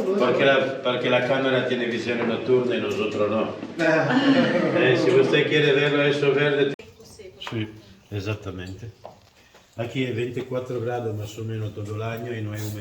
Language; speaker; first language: Spanish; non-native, fluent; Italian